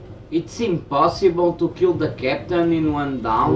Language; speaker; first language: English; non-native, fluent; Portuguese